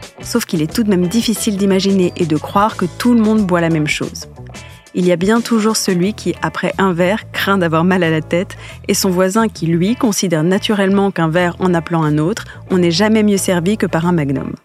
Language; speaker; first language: French; native; French